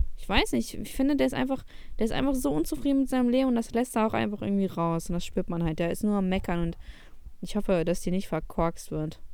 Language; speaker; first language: German; early bilingual, other home language; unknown